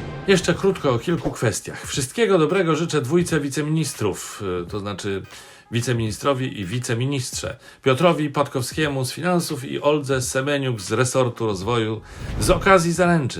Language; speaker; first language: Polish; native; Polish